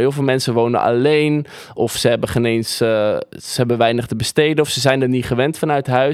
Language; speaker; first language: Dutch; native; Dutch